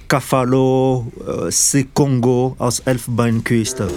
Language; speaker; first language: German; non-native, fluent; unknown